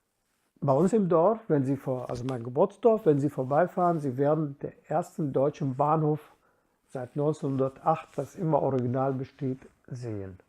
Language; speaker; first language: German; non-native, fluent; Kurdish